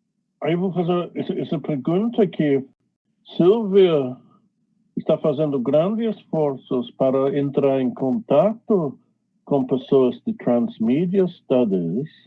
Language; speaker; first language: Portuguese; non-native, fluent; English